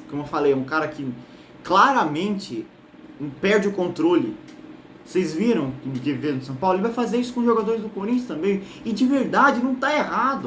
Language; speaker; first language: Portuguese; native; Portuguese